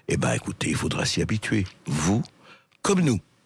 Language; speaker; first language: French; native; French